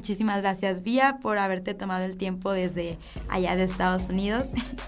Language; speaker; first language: Spanish; native; Spanish